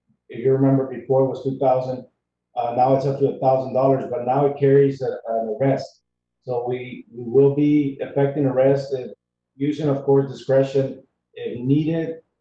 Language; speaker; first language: English; early bilingual, other home language; Spanish